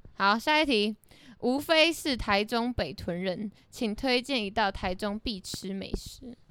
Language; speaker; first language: Chinese; native; Chinese